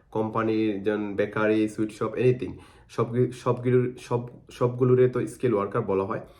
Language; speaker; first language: Bangla; non-native, local second language; Sylheti